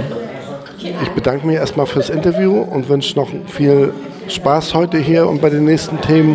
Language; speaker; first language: German; native; German